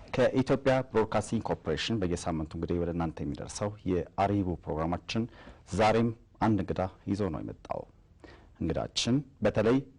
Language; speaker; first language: Amharic; native; Amharic